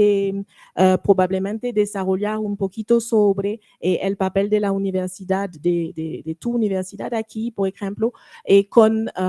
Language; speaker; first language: Spanish; non-native, learner; French